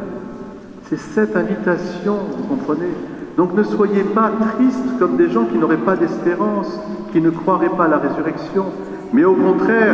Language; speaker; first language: French; native; French